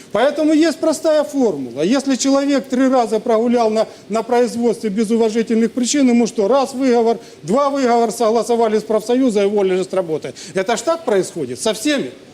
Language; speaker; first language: Russian; native; Russian